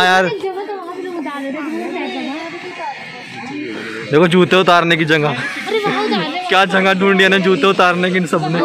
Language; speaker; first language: Hindi; native; Hindi